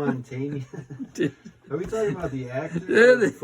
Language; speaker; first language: English; native; English